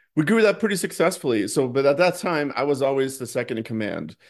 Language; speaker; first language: English; non-native, fluent; Norwegian